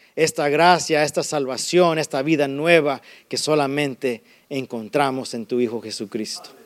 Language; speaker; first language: Spanish; early bilingual, heritage; Spanish